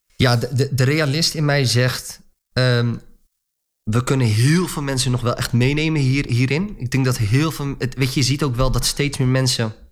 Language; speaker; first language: Dutch; early bilingual, other home language; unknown